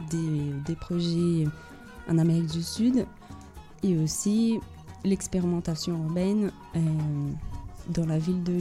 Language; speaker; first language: French; non-native, fluent; Portuguese